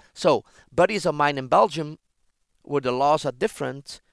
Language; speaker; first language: English; non-native, fluent; Dutch